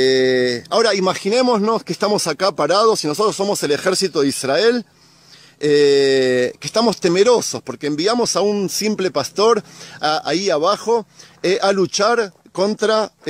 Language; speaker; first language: Spanish; native; Spanish